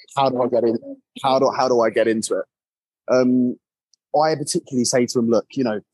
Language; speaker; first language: English; native; English